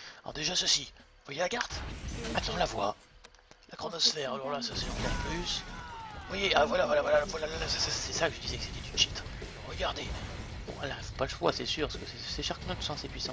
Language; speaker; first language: French; native; French